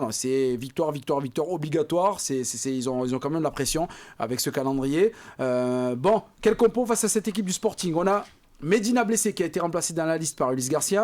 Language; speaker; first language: French; native; French